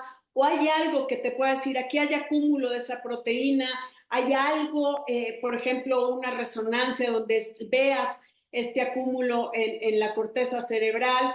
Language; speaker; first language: Spanish; native; Spanish